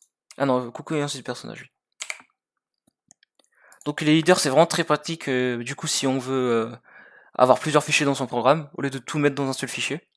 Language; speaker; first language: French; native; French